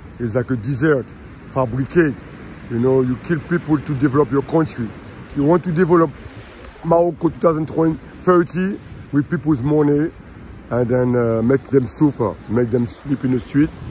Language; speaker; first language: English; non-native, learner; French